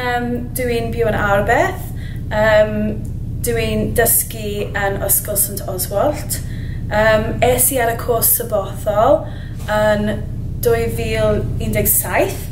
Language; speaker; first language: Welsh; non-native, learner; English